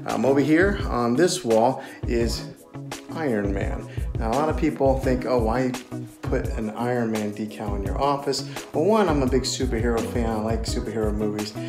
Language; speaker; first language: English; native; English